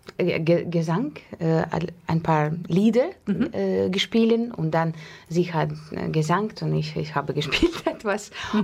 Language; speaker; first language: German; non-native, learner; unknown